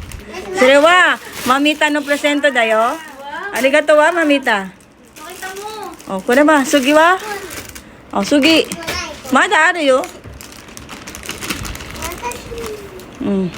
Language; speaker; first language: Japanese; non-native, fluent; Filipino